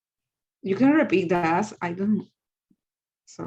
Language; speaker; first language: English; non-native, learner; Spanish